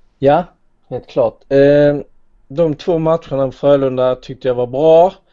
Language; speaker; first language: Swedish; native; Swedish